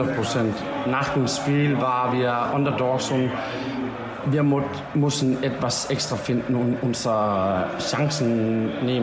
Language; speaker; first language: German; non-native, learner; Danish